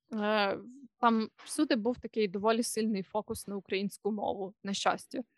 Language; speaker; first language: Ukrainian; non-native, local second language; Russian